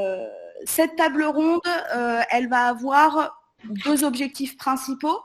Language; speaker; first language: French; native; French